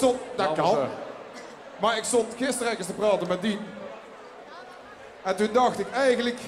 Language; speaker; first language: Dutch; native; Dutch